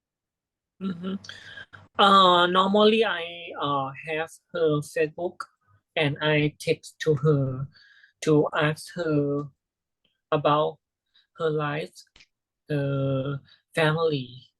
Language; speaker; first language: English; non-native, learner; Thai